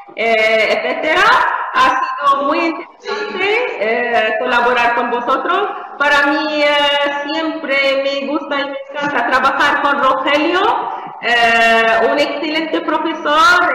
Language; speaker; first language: Spanish; non-native, fluent; Arabic